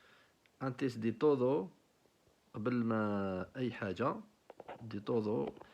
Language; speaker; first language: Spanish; non-native, learner; Arabic